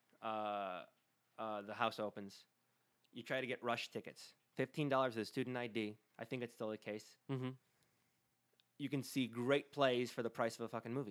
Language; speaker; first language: English; early bilingual, other home language; Spanish